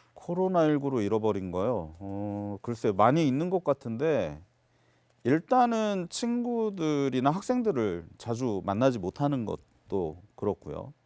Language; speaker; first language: Korean; native; Korean